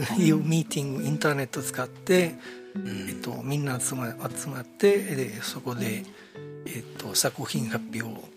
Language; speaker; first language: Japanese; non-native, fluent; Italian